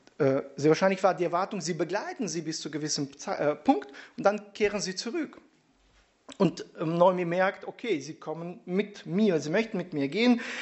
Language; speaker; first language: German; non-native, fluent; Russian